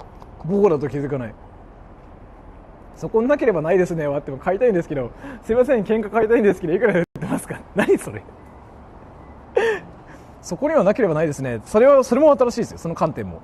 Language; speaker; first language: Japanese; native; Japanese